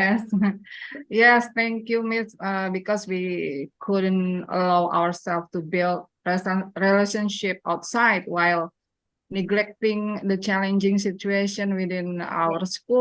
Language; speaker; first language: English; non-native, learner; Indonesian